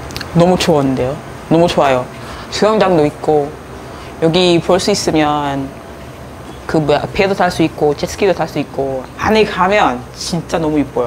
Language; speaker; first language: Korean; non-native, fluent; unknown